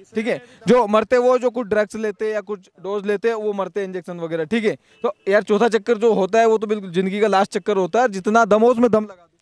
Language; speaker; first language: Hindi; native; Hindi